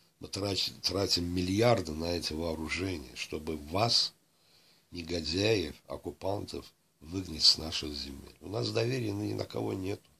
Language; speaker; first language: Russian; non-native, local second language; Azerbaijani